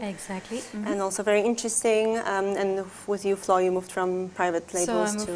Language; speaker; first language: English; non-native, fluent; Polish